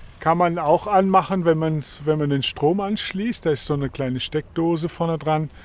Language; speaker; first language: German; non-native, fluent; Portuguese